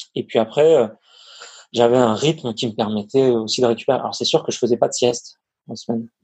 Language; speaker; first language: French; native; French